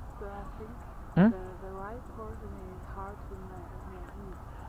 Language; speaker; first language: English; non-native, learner; Chinese